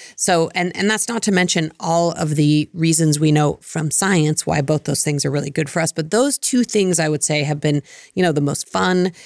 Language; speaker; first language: English; native; English